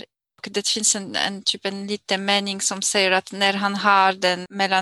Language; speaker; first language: Swedish; non-native, fluent; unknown